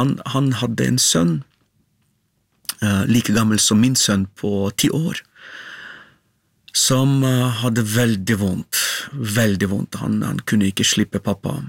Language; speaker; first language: Norwegian; non-native, fluent; Ukrainian